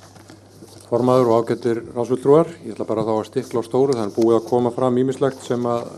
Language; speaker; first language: Icelandic; native; Icelandic